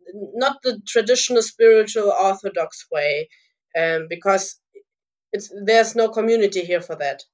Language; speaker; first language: English; early bilingual, other home language; Russian